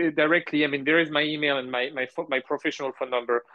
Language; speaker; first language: English; early bilingual, heritage; Arabic